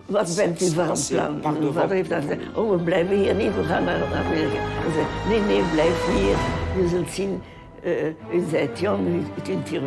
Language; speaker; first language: Dutch; early bilingual, other home language; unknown